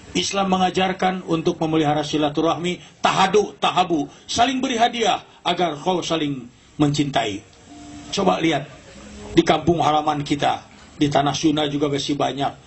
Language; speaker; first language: Indonesian; non-native, local second language; Sundanese